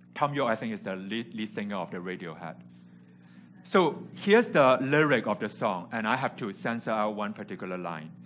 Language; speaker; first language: English; non-native, local second language; Cantonese